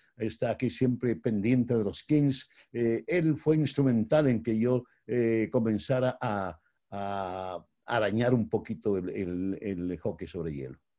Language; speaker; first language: Spanish; native; Spanish